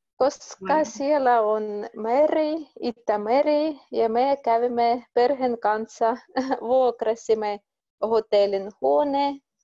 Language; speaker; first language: Finnish; non-native, learner; Russian